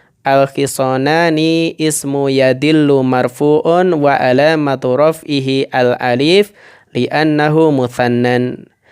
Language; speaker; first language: Arabic; non-native, fluent; Indonesian